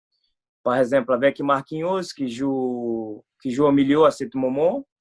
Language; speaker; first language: French; non-native, fluent; Portuguese